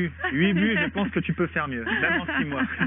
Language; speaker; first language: French; native; French